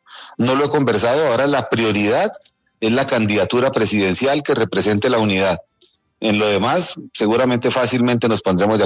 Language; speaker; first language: Spanish; native; Spanish